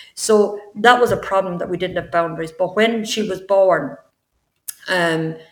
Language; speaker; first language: English; native; English